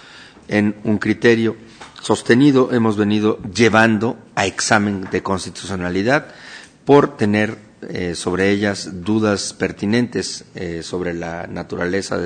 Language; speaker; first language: Spanish; native; Spanish